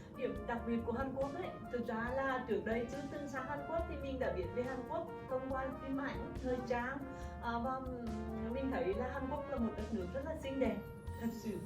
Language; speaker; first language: Vietnamese; native; Vietnamese